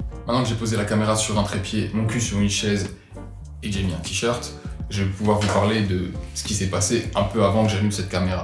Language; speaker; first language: French; native; French